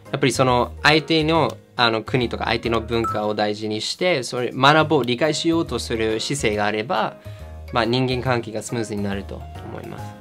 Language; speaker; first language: Japanese; non-native, fluent; English